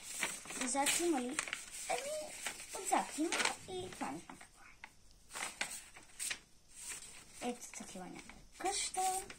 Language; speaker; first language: Bulgarian; early bilingual, heritage; Bulgarian